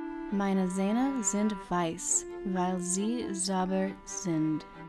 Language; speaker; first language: German; non-native, learner; English